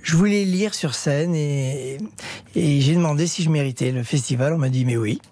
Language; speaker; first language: French; native; French